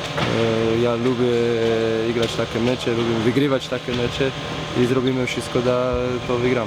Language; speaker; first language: Polish; non-native, learner; Croatian